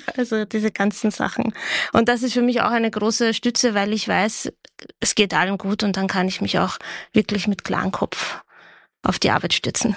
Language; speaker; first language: German; native; German